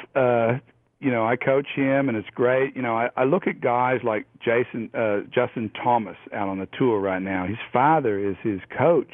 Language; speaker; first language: English; native; English